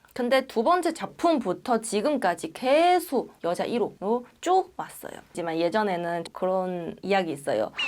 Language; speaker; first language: Korean; non-native, fluent; Chinese